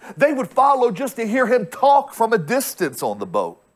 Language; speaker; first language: English; native; English